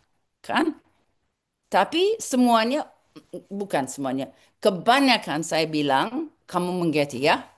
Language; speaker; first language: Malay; non-native, learner; English